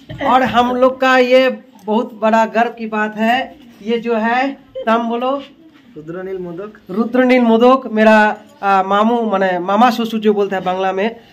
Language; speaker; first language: Hindi; non-native, local second language; Bangla